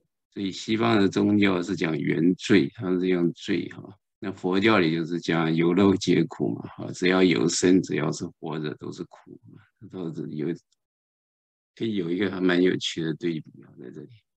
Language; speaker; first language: Chinese; native; Chinese